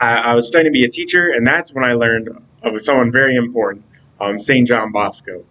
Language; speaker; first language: English; native; English